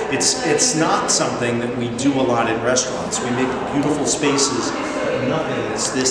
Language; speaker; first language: English; native; English